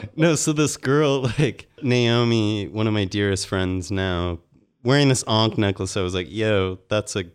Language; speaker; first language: English; native; English